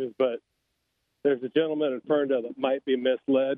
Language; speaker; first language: English; native; English